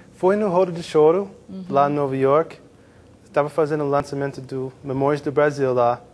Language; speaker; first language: Portuguese; non-native, learner; English